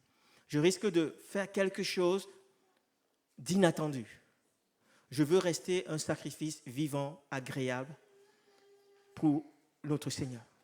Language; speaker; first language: French; native; French